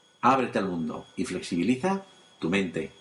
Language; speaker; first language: Spanish; native; Spanish